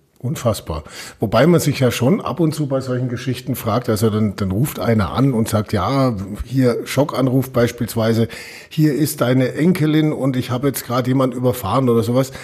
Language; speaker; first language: German; native; German